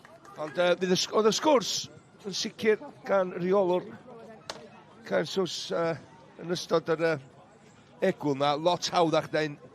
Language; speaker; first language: Welsh; native; Welsh